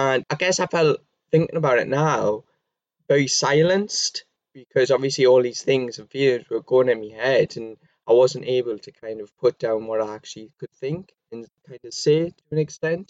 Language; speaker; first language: English; native; English